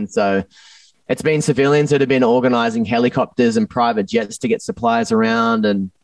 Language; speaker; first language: English; native; English